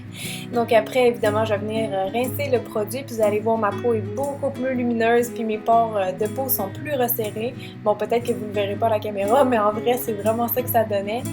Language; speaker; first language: French; native; French